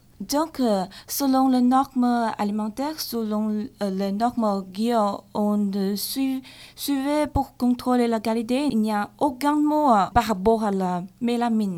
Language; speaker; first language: French; non-native, learner; Chinese